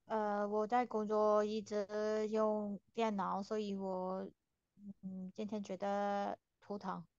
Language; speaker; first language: Chinese; non-native, learner; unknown